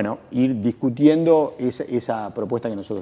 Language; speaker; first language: Spanish; native; Spanish